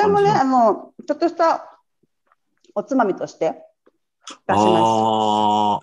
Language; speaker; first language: Japanese; native; Japanese